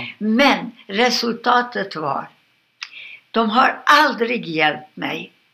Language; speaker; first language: Swedish; non-native, fluent; Hungarian